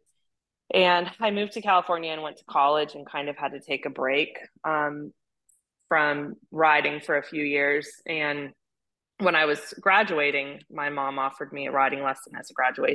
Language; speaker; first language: English; native; English